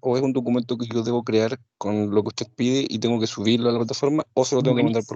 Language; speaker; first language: Spanish; native; Spanish